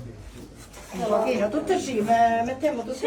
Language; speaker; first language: Italian; native; Italian